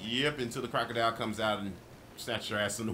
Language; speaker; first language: English; native; English